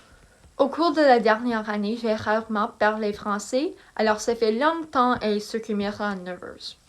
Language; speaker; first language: French; non-native, learner; English